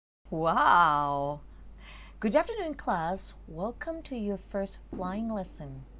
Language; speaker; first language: English; non-native, fluent; Thai